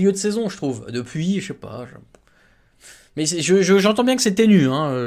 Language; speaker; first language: French; native; French